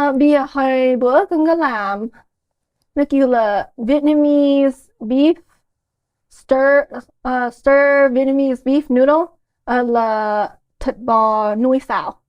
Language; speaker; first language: Vietnamese; early bilingual, heritage; Vietnamese